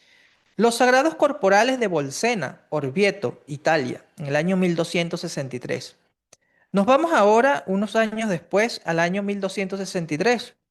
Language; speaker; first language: Spanish; native; Spanish